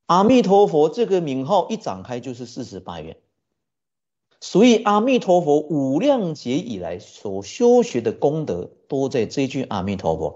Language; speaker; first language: Chinese; native; Chinese